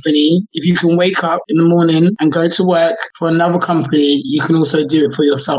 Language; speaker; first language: English; native; English